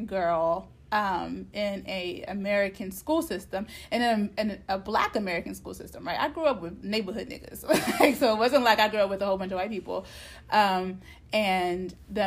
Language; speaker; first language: English; native; English